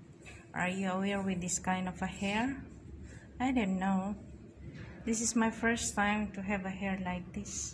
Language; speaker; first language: English; non-native, local second language; Filipino